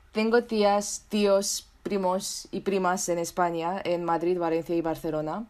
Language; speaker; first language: Spanish; non-native, fluent; Romanian